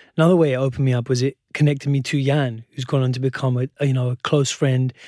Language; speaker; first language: English; non-native, local second language; Urdu